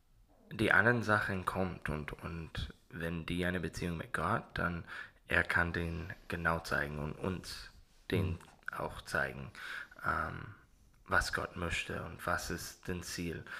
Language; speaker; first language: German; non-native, learner; English